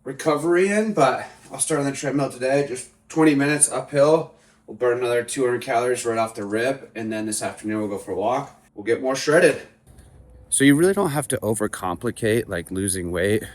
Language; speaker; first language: English; native; English